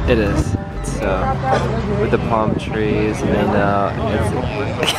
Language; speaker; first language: English; native; English